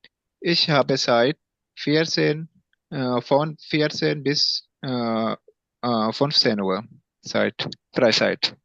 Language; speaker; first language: German; non-native, learner; Urdu